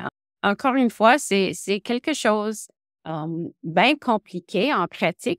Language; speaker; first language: French; non-native, local second language; English